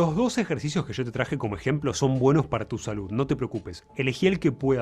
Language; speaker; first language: Spanish; native; Spanish